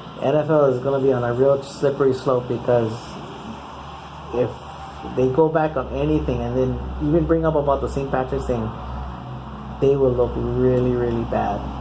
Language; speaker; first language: English; native; English